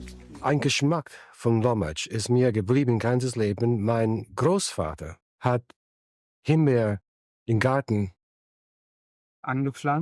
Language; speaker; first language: German; early bilingual, heritage; Italian